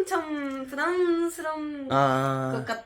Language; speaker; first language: Korean; non-native, learner; Japanese